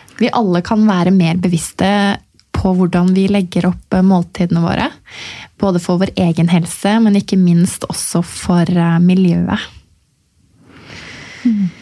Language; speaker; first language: Norwegian; native; Norwegian